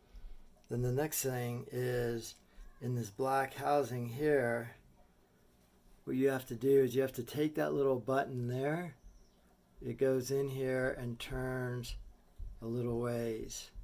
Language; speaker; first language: English; native; English